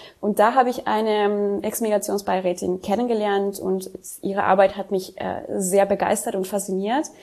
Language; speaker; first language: German; non-native, fluent; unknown